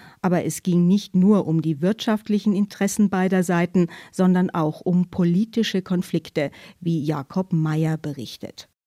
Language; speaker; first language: German; native; German